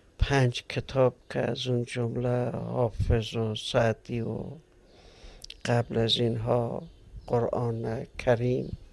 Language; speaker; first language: Persian; native; Persian